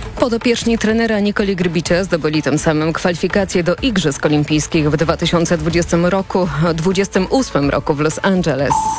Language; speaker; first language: Polish; native; Polish